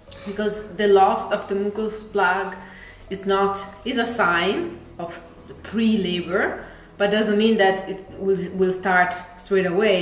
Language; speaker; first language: English; non-native, fluent; Italian